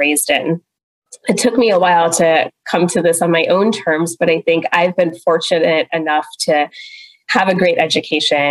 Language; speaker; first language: English; native; English